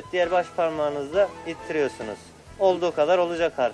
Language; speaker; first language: Turkish; native; Turkish